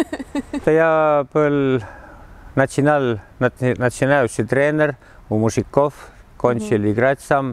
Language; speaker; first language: Russian; non-native, learner; Estonian